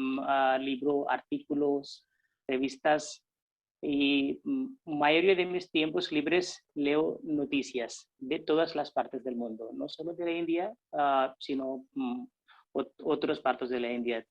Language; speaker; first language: Spanish; non-native, fluent; Hindi